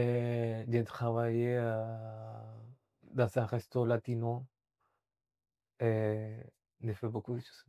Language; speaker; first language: French; non-native, fluent; Spanish